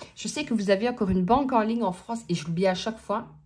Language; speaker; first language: French; native; French